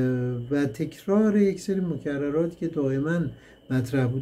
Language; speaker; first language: Persian; native; Persian